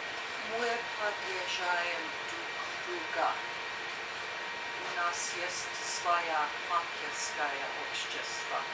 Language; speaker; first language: Russian; non-native, learner; English